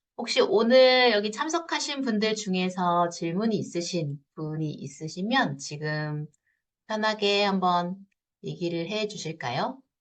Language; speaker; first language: Korean; native; Korean